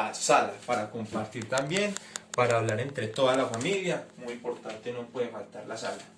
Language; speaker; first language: Spanish; native; Spanish